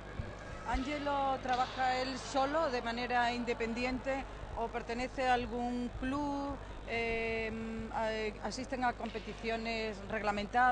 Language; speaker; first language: Spanish; native; Spanish